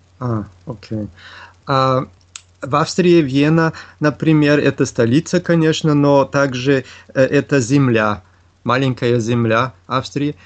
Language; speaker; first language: Russian; non-native, learner; German